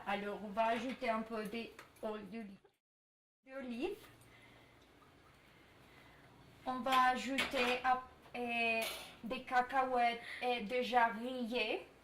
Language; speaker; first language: French; non-native, learner; Spanish